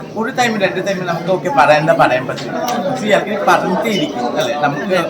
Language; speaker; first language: Malayalam; non-native, learner; Assamese